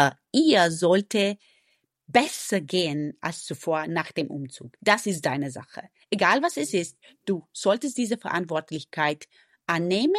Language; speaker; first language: German; non-native, fluent; Romanian